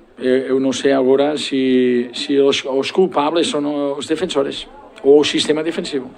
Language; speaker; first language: Portuguese; non-native, learner; Spanish